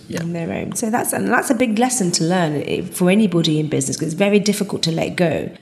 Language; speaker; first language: English; native; English